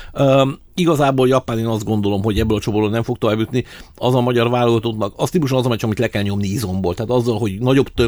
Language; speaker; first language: Hungarian; native; Hungarian